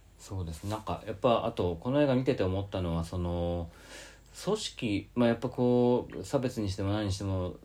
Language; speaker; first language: Japanese; native; Japanese